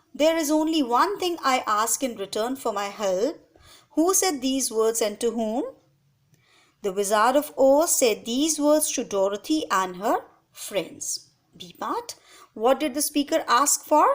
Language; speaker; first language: English; non-native, local second language; Hindi